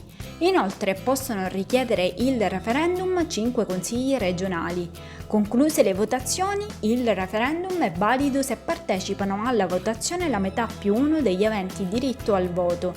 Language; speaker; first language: Italian; native; Italian